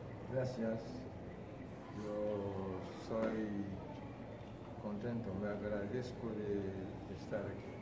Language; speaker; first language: Spanish; non-native, fluent; Haitian Creole